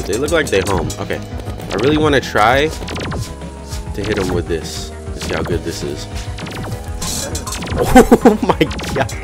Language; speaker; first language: English; native; English